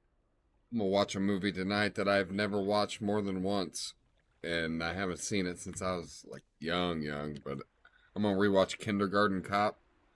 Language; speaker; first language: English; native; English